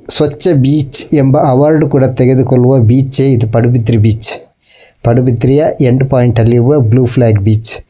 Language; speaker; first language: Kannada; native; Kannada